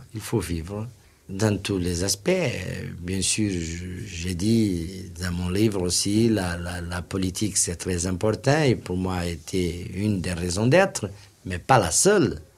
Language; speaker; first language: French; non-native, fluent; Portuguese